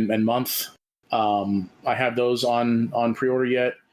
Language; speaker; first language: English; native; English